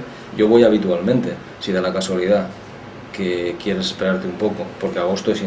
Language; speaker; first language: Spanish; native; Spanish